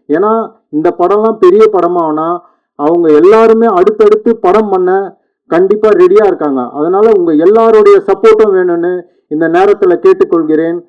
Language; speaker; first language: Tamil; native; Tamil